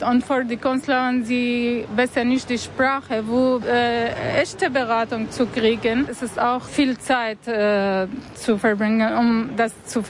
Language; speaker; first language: German; non-native, learner; Arabic